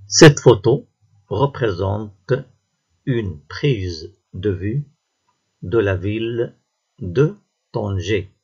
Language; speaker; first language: French; non-native, local second language; Arabic